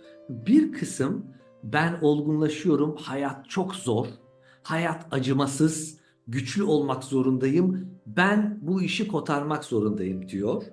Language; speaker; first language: Turkish; native; Turkish